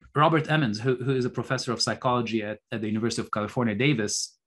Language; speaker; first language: English; non-native, fluent; Arabic